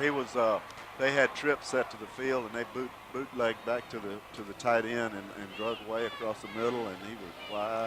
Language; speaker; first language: English; native; English